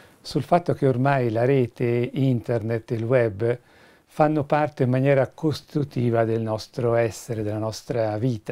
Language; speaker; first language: Italian; native; Italian